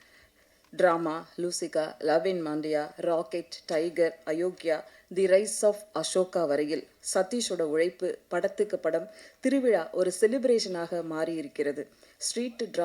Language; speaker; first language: Tamil; native; Tamil